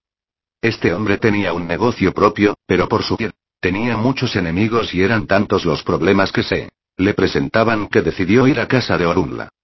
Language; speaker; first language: Spanish; native; Spanish